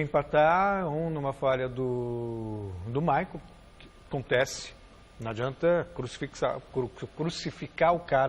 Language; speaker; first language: Portuguese; native; Portuguese